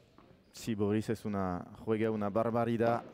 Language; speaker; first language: Spanish; non-native, learner; French